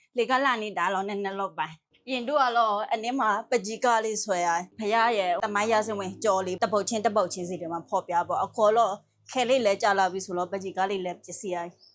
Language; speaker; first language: Burmese; native; Burmese